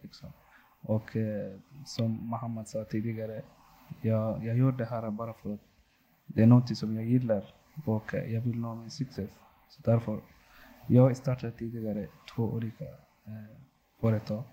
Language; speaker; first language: Swedish; non-native, local second language; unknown